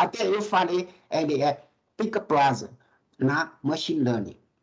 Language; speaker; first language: Portuguese; non-native, fluent; Chinese